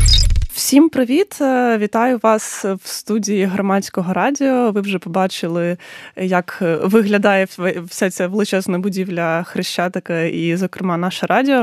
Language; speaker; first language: Ukrainian; native; Ukrainian